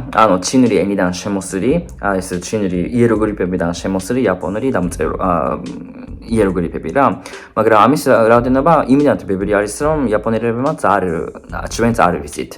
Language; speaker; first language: Georgian; non-native, fluent; Japanese